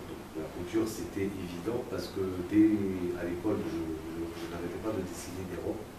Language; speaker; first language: French; native; French